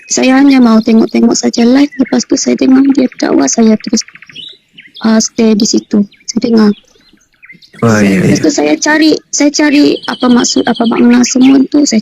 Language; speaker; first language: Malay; non-native, local second language; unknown